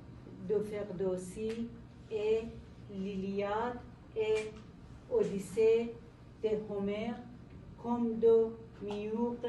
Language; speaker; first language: French; non-native, learner; Persian